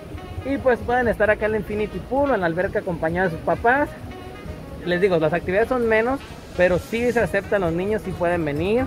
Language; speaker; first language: Spanish; native; Spanish